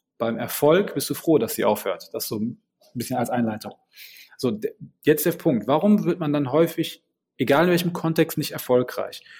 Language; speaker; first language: German; early bilingual, other home language; Bosnian